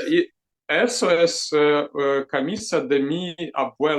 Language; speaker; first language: Spanish; non-native, fluent; Ukrainian